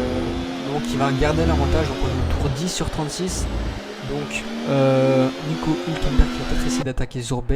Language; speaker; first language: French; native; French